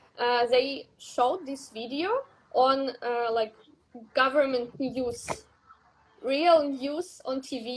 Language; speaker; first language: English; non-native, learner; Russian